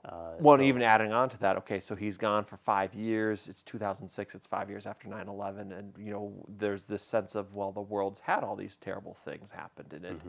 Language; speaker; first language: English; native; English